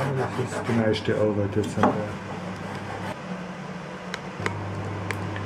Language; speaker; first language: German; native; German